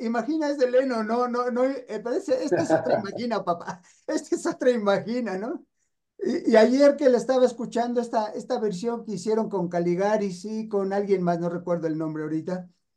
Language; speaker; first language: Spanish; native; Spanish